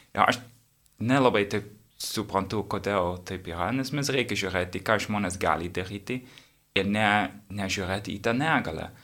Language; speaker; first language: Lithuanian; non-native, learner; English